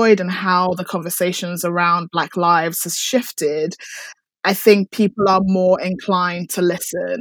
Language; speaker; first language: English; non-native, local second language; Akan